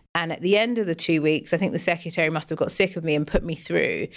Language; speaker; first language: English; native; English